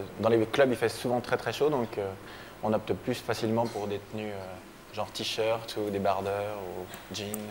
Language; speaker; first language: French; native; French